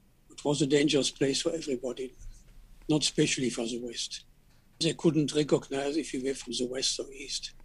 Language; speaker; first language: English; non-native, fluent; German